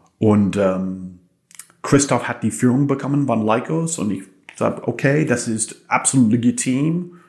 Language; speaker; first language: German; non-native, fluent; English